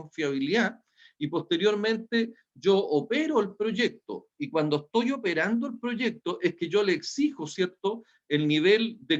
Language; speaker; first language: Spanish; native; Spanish